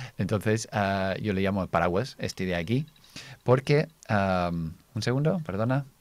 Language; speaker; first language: Spanish; non-native, fluent; English